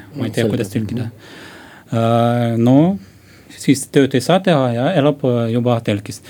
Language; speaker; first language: Estonian; non-native, local second language; Russian